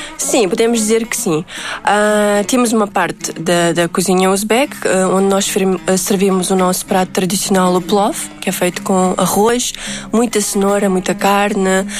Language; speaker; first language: Portuguese; early bilingual, other home language; Uzbek